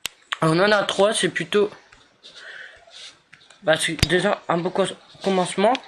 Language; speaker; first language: French; native; French